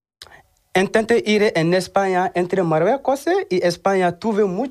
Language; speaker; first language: Spanish; non-native, learner; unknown